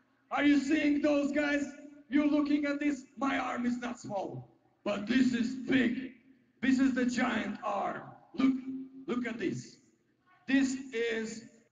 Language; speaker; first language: English; non-native, learner; Russian